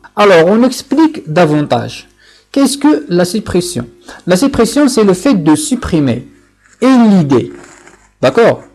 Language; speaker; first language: French; non-native, local second language; Arabic